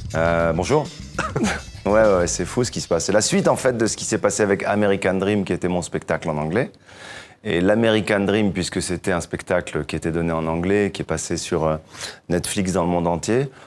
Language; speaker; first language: French; native; French